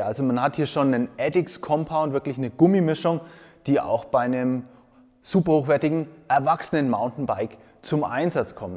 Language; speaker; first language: German; native; German